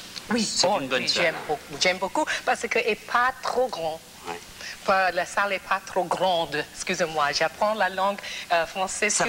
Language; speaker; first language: French; non-native, learner; English